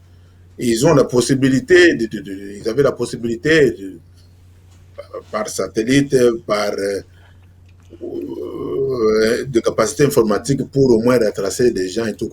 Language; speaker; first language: French; non-native, local second language; Lingala